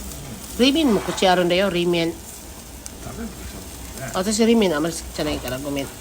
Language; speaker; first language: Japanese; non-native, fluent; Filipino